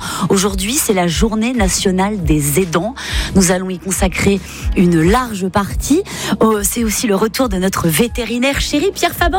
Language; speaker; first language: French; native; French